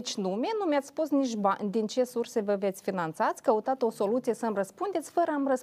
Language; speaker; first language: Romanian; native; Romanian